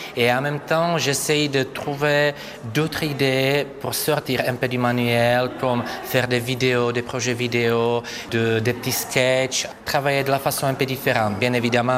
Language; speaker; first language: French; non-native, fluent; Czech